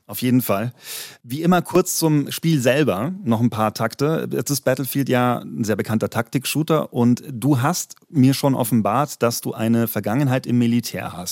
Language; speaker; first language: German; native; German